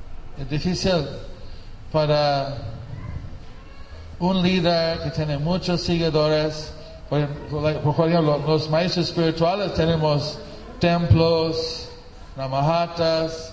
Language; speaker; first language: Spanish; non-native, fluent; English